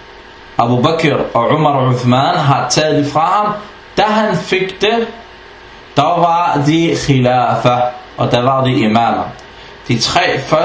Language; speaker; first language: Danish; non-native, fluent; Arabic